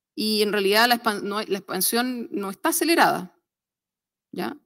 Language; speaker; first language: Spanish; native; Spanish